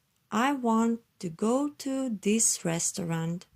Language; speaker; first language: English; non-native, learner; Turkish